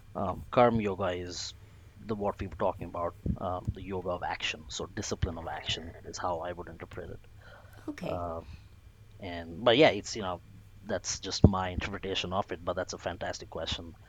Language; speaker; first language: English; non-native, local second language; Bangla